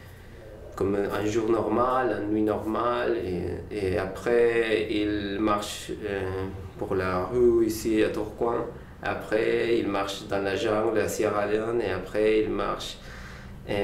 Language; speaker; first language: French; non-native, learner; Spanish